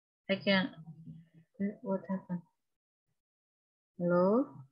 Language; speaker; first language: English; non-native, fluent; Indonesian